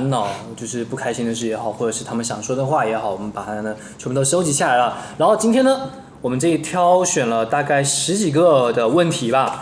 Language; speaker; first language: Chinese; native; Chinese